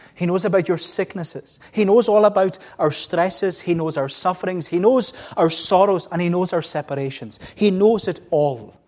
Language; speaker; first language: English; native; English